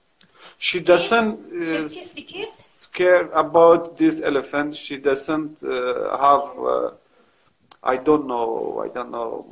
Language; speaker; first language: English; non-native, learner; Kurdish